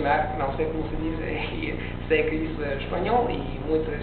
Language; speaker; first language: Portuguese; non-native, learner; Italian